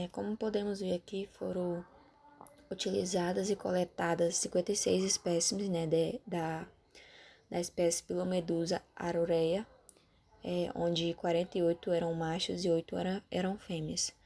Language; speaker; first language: Portuguese; native; Portuguese